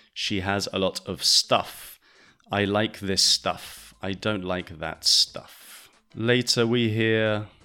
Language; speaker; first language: English; native; English